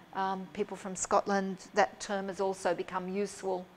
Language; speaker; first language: English; native; English